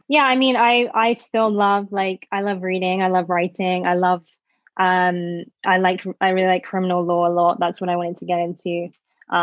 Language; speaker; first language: English; native; English